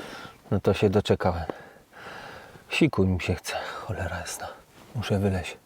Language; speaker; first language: Polish; native; Polish